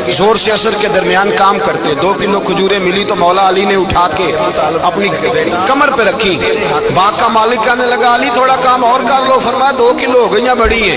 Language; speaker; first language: Urdu; native; Urdu